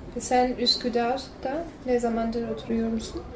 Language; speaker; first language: Turkish; non-native, learner; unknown